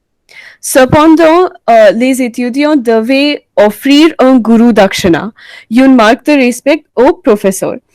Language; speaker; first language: French; non-native, learner; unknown